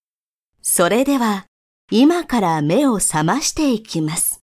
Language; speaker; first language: Japanese; native; Japanese